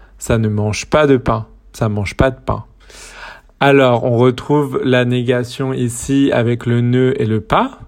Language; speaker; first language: French; native; French